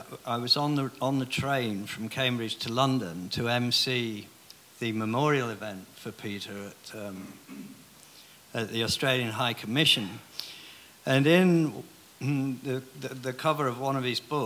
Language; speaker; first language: English; native; English